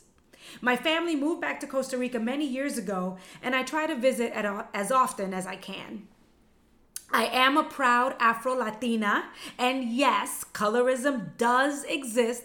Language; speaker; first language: English; early bilingual, other home language; Spanish